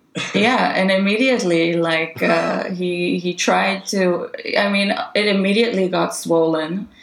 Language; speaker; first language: English; non-native, fluent; Hebrew